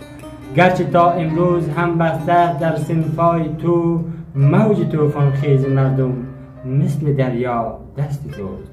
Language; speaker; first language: Persian; native; Persian